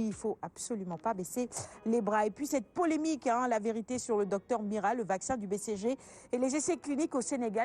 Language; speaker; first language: French; non-native, local second language; Wolof